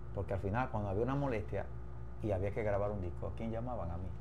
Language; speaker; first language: Spanish; native; Spanish